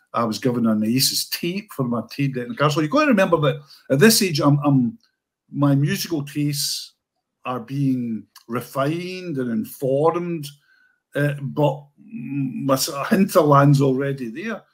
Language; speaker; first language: English; native; English